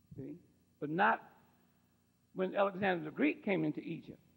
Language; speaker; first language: English; native; English